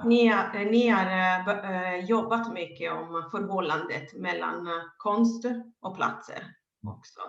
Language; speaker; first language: Swedish; non-native, fluent; Italian